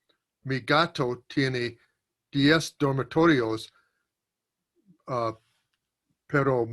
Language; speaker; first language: Spanish; non-native, learner; English